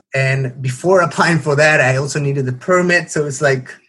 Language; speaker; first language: English; non-native, fluent; Spanish